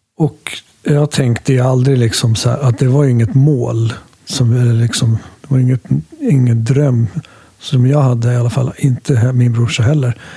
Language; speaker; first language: Swedish; early bilingual, other home language; Finnish